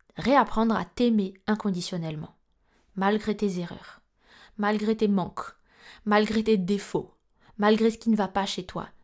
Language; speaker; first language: French; non-native, local second language; Malagasy